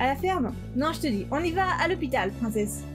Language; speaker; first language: French; native; French